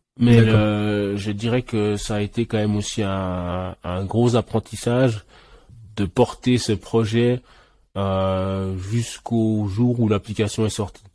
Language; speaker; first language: French; early bilingual, other home language; Haitian Creole